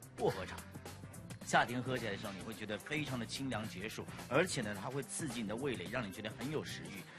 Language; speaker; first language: Chinese; native; Chinese